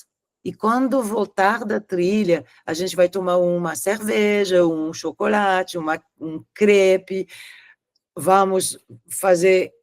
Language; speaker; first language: Portuguese; non-native, fluent; French